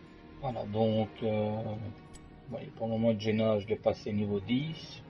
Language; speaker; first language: French; native; French